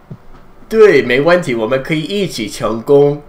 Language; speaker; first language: Chinese; non-native, fluent; English